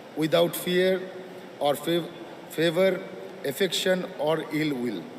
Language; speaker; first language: English; non-native, local second language; Bangla